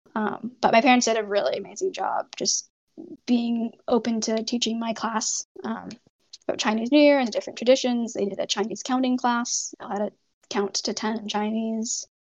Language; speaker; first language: English; native; English